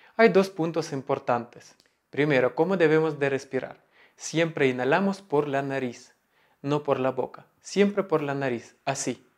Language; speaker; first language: Spanish; non-native, fluent; Russian